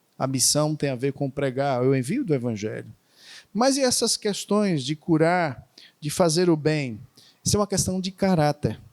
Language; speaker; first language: Portuguese; native; Portuguese